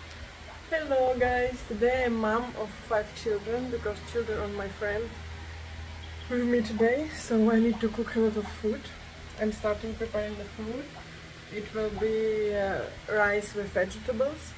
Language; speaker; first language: English; non-native, learner; Russian